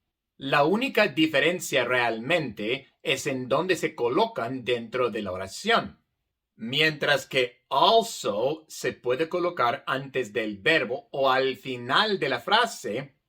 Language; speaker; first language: Spanish; non-native, fluent; English